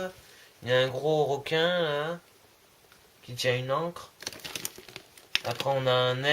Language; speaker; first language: French; native; French